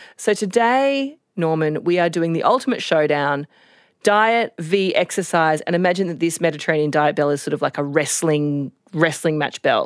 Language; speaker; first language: English; native; English